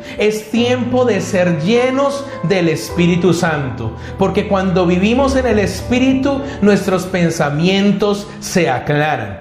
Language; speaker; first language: Spanish; native; Spanish